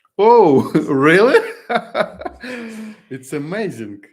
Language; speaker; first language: English; non-native, learner; Ukrainian